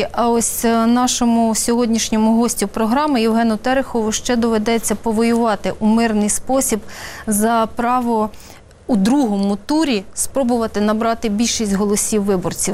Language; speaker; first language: Ukrainian; native; Ukrainian